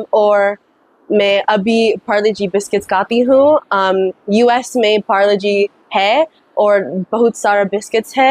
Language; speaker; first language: Hindi; early bilingual, heritage; English